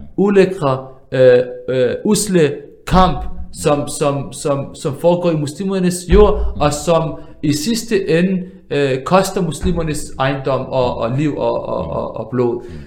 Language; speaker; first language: Danish; early bilingual, other home language; Arabic